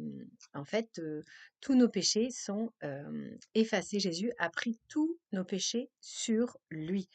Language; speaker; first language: French; native; French